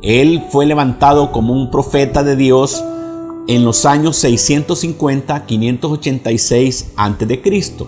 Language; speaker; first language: Spanish; native; Spanish